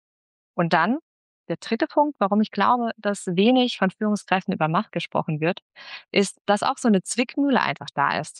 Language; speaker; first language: German; native; German